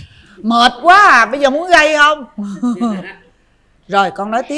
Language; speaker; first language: Vietnamese; native; Vietnamese